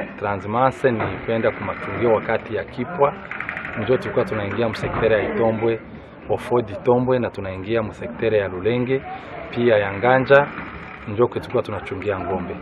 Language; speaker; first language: Swahili; non-native, local second language; Kinyarwanda